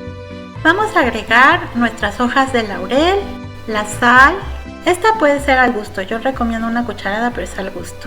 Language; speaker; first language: Spanish; native; Spanish